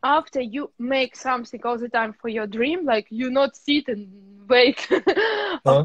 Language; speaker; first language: English; non-native, learner; Russian